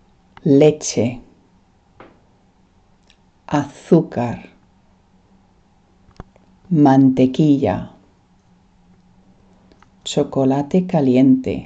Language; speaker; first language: Spanish; non-native, fluent; English